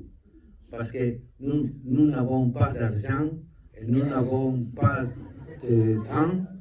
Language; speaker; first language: French; non-native, learner; Spanish